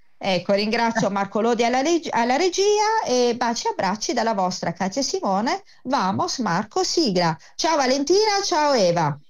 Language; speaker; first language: Italian; native; Italian